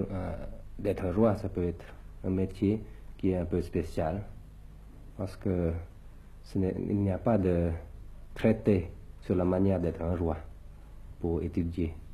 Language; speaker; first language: French; early bilingual, other home language; Thai